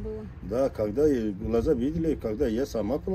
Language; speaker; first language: Russian; non-native, local second language; Kazakh